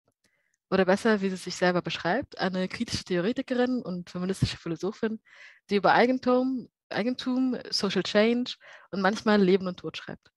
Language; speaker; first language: German; native; German